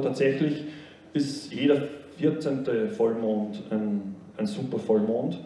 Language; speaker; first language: German; native; German